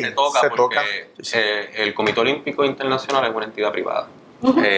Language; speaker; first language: Spanish; native; Spanish